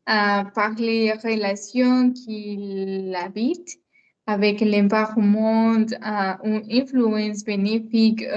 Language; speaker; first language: French; non-native, learner; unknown